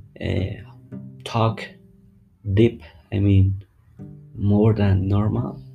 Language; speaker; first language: English; non-native, fluent; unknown